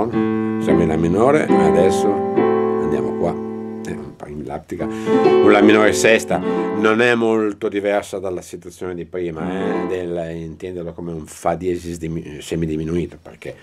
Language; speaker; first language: Italian; native; Italian